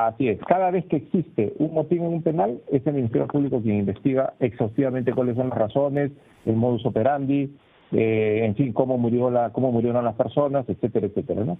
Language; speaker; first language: Spanish; native; Spanish